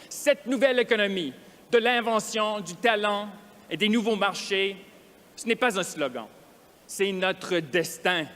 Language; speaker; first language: French; non-native, local second language; English